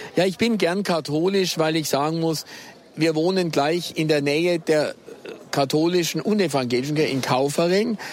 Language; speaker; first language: German; native; German